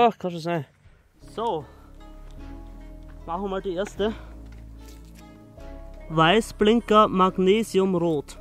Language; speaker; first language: German; native; German